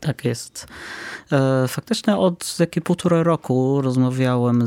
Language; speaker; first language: Polish; non-native, fluent; Arabic